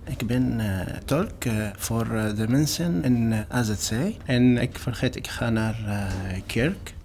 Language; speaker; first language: Dutch; non-native, learner; Arabic